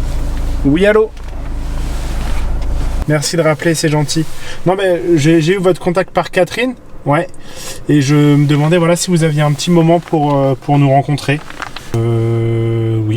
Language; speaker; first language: French; native; French